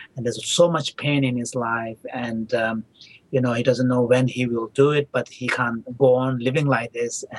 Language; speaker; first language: English; non-native, local second language; Tibetan